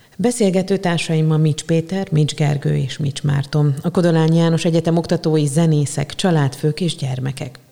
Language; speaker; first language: Hungarian; native; Hungarian